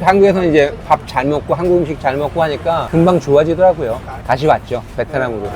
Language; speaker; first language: Korean; native; Korean